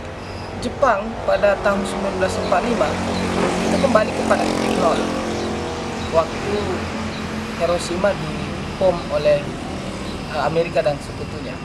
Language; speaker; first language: Indonesian; native; Indonesian